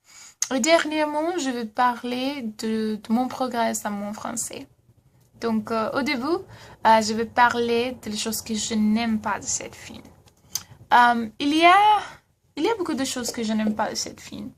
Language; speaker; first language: French; non-native, learner; Spanish